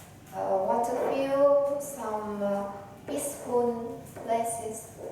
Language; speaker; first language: English; non-native, learner; Vietnamese